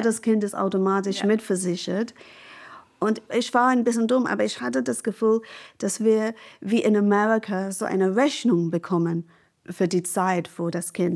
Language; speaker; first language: German; non-native, fluent; English